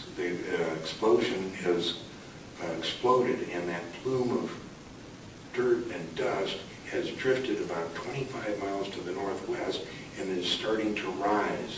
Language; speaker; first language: English; native; English